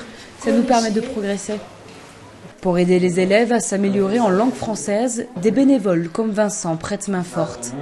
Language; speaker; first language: French; native; French